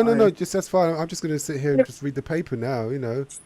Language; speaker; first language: English; native; English